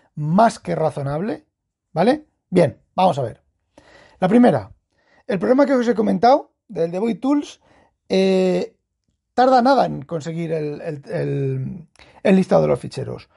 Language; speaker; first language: Spanish; native; Spanish